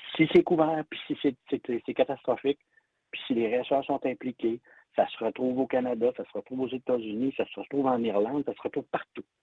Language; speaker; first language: French; native; French